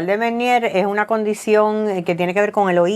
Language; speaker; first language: Spanish; native; Spanish